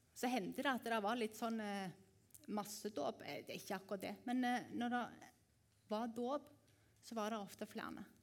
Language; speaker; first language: Norwegian; native; Norwegian